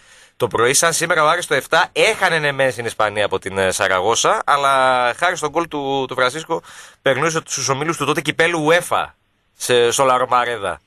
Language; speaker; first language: Greek; native; Greek